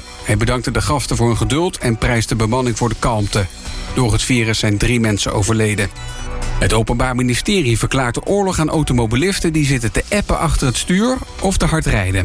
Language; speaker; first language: Dutch; native; Dutch